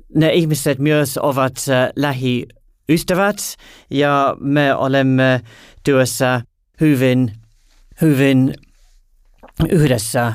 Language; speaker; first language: Finnish; non-native, learner; English